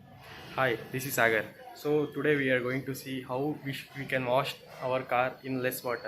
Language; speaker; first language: English; non-native, local second language; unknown